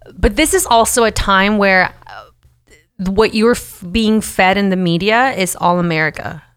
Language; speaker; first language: English; early bilingual, other home language; Spanish